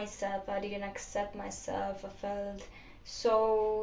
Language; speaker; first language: English; non-native, fluent; Greek